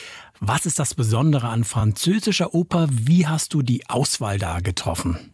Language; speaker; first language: German; native; German